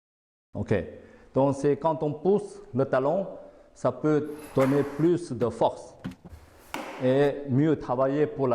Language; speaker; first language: French; non-native, fluent; Chinese